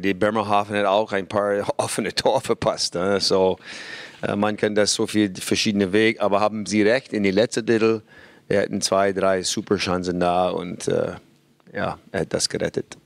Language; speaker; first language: German; non-native, fluent; English